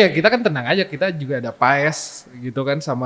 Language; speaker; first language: Indonesian; native; Indonesian